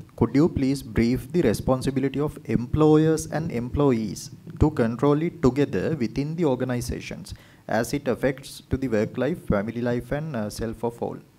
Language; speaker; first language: English; non-native, local second language; Sinhala